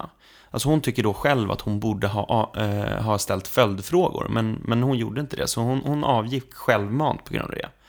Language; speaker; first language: Swedish; native; Swedish